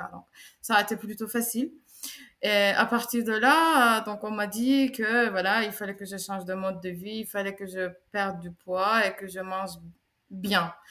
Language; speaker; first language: French; non-native, fluent; Turkish